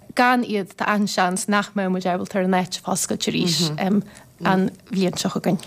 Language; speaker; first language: Irish; native; Irish